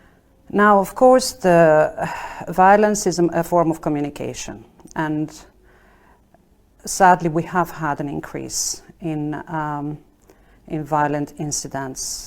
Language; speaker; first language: English; non-native, fluent; Albanian